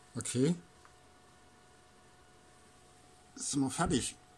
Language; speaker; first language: German; native; German